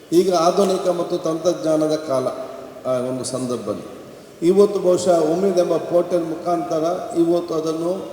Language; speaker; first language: Kannada; non-native, local second language; Badaga